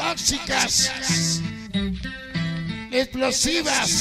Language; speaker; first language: Spanish; native; Spanish